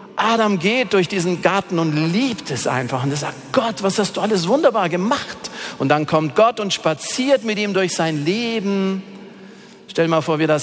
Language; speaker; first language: German; native; German